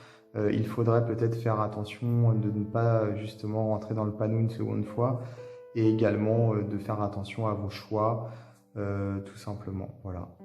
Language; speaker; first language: French; native; French